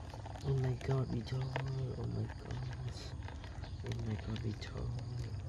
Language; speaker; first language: English; non-native, learner; Khmer